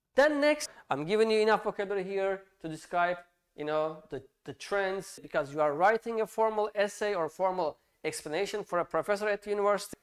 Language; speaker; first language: English; non-native, fluent; Turkish